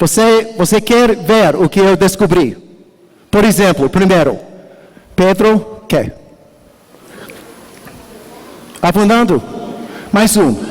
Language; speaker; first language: Portuguese; non-native, learner; English